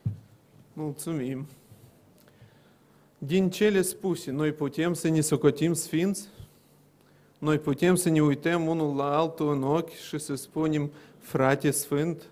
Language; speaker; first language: Romanian; non-native, local second language; Russian